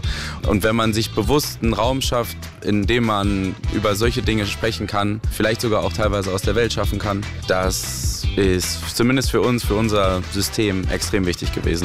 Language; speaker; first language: German; native; German